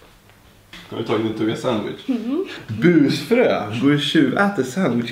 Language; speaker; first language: Swedish; native; Swedish